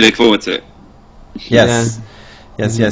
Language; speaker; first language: English; native; English